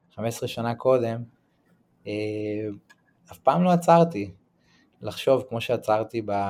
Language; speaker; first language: Hebrew; native; Hebrew